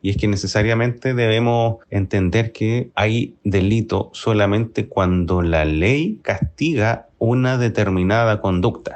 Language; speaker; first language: Spanish; native; Spanish